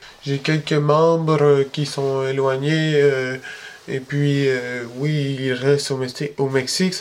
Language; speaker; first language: French; early bilingual, other home language; Spanish